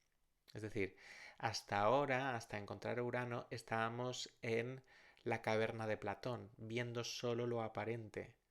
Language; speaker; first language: Spanish; native; Spanish